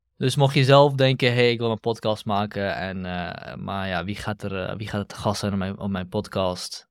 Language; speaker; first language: Dutch; early bilingual, other home language; Kurdish